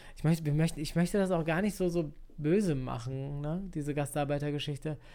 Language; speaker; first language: German; early bilingual, other home language; Turkish